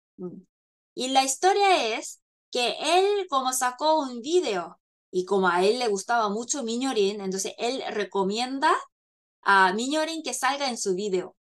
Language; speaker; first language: Spanish; non-native, fluent; Korean